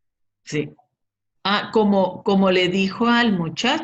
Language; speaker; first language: Spanish; native; Spanish